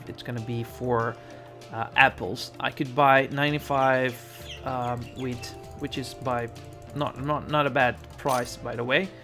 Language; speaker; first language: English; non-native, fluent; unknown